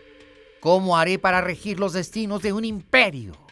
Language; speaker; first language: Spanish; native; Spanish